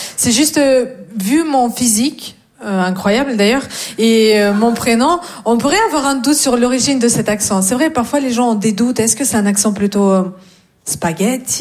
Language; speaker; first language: French; non-native, fluent; Russian